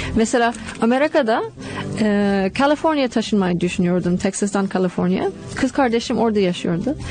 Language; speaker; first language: Turkish; non-native, fluent; English